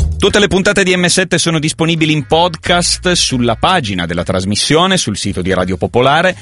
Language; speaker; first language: Italian; native; Italian